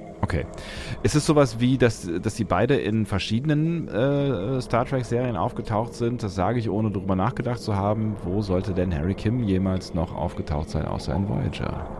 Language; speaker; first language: German; native; German